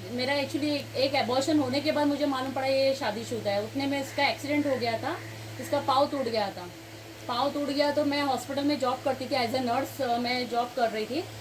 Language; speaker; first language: Hindi; non-native, local second language; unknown